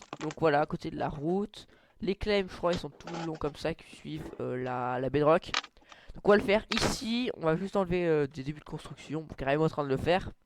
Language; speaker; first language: French; native; French